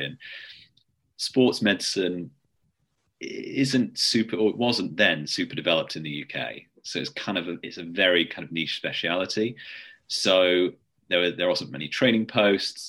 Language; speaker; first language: English; native; English